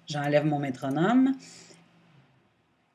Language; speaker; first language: French; native; French